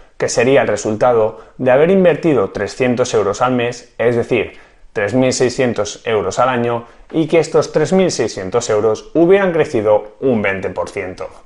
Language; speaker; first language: Spanish; native; Spanish